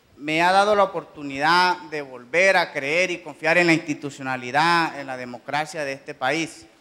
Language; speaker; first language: Spanish; native; Spanish